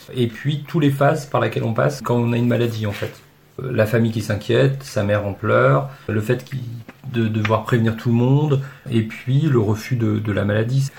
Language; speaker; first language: French; native; French